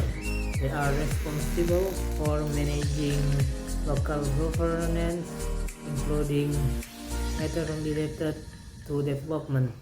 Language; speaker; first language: English; non-native, learner; Indonesian